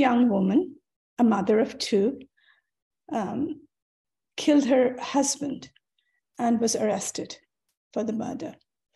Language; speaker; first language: English; non-native, local second language; Bangla